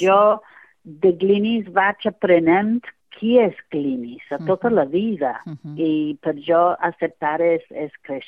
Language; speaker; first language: Catalan; non-native, fluent; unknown